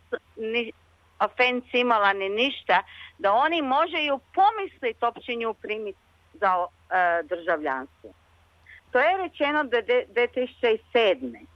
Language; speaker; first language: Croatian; early bilingual, other home language; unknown